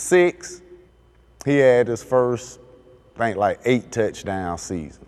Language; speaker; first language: English; native; English